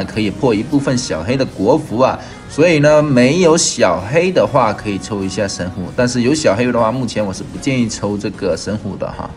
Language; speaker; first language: Chinese; native; Chinese